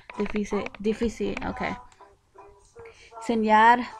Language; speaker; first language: Spanish; non-native, learner; English